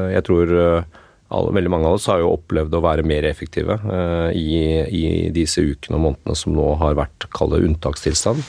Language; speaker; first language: Norwegian; native; Norwegian